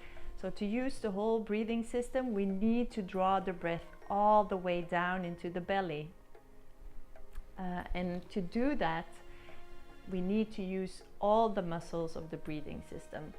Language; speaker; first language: English; non-native, fluent; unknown